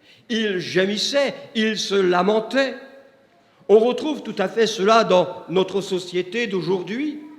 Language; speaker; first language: French; native; French